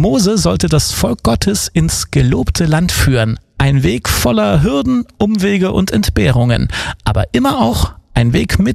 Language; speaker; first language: German; native; German